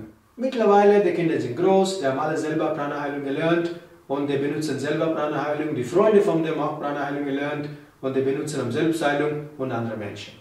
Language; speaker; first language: German; non-native, learner; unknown